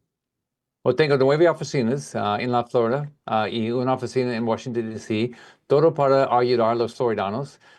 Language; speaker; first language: Spanish; non-native, learner; English